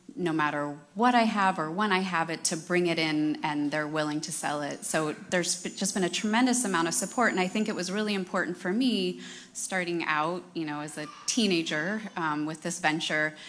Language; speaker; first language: English; native; English